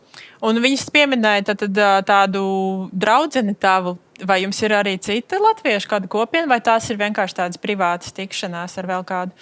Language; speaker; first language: Latvian; native; Latvian